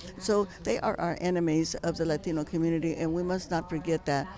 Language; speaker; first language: English; early bilingual, other home language; Spanish